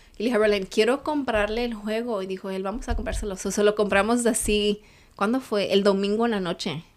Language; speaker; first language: Spanish; early bilingual, heritage; Spanish